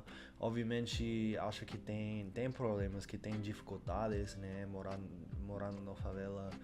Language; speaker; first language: Portuguese; non-native, learner; English